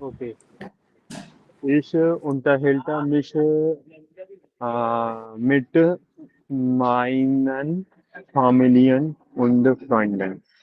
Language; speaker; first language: German; non-native, learner; Hindi